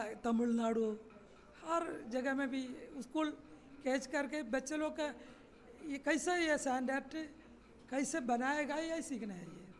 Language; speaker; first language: Hindi; non-native, learner; Malayalam